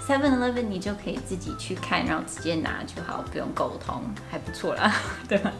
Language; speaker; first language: Chinese; non-native, fluent; English